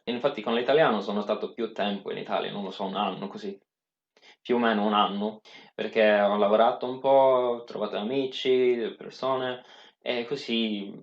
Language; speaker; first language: Italian; non-native, fluent; Swedish